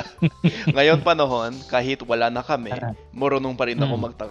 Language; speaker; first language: Filipino; non-native, fluent; English